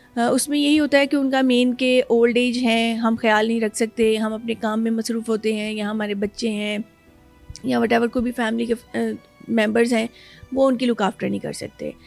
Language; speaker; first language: Urdu; native; Urdu